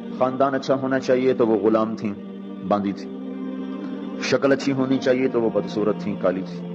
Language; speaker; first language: Urdu; non-native, local second language; Punjabi